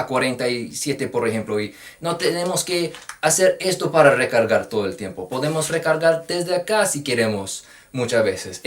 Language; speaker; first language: Spanish; non-native, fluent; English